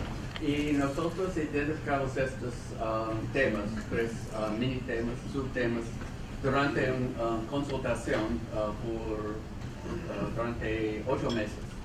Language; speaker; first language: Spanish; non-native, fluent; English